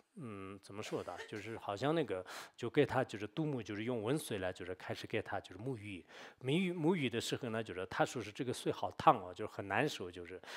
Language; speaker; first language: Chinese; non-native, local second language; Tibetan